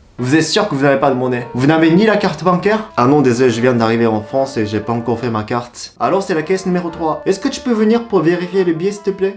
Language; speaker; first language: French; non-native, fluent; Japanese